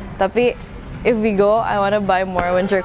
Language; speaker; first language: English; non-native, local second language; Indonesian